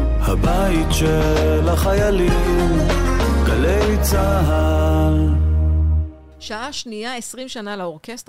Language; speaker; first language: Hebrew; native; Hebrew